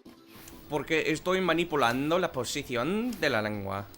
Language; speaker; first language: Spanish; non-native, fluent; English